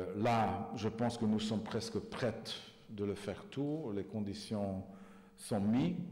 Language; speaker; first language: French; non-native, fluent; Hungarian